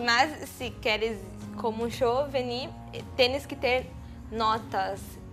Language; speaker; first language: Spanish; non-native, learner; Portuguese